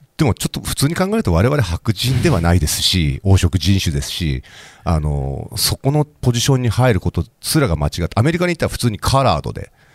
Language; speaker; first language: Japanese; native; Japanese